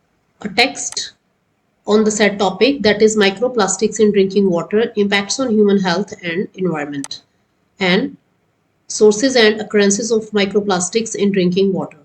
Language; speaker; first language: English; non-native, local second language; Hindi